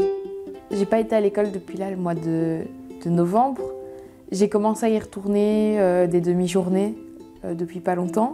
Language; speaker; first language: French; native; French